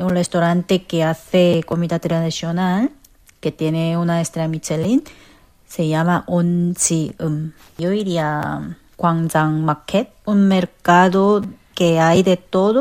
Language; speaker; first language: Spanish; non-native, fluent; Korean